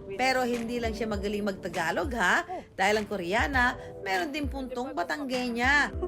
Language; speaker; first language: Filipino; native; Filipino